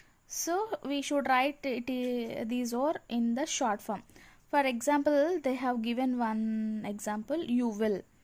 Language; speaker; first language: English; non-native, local second language; Telugu